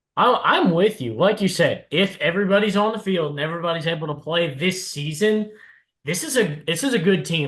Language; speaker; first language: English; native; English